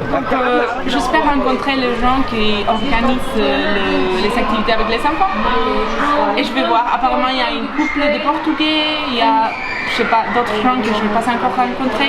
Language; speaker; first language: French; non-native, fluent; Italian